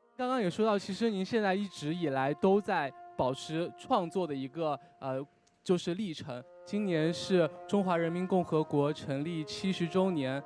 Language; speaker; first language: Chinese; native; Chinese